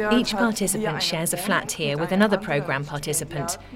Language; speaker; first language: English; non-native, fluent; Turkish